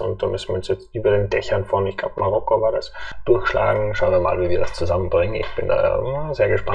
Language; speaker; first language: German; native; German